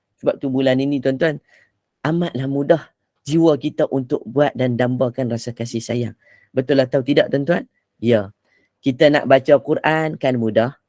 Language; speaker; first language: Malay; native; Malay